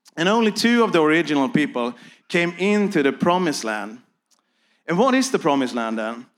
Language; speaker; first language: English; non-native, fluent; Swedish